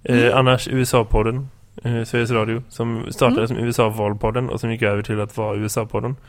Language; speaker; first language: Swedish; native; Swedish